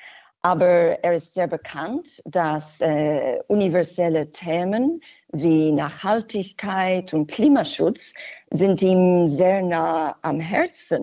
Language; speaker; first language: German; non-native, fluent; English